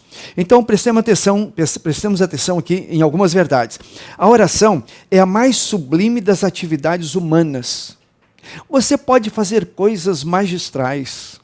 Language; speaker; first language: Portuguese; native; Portuguese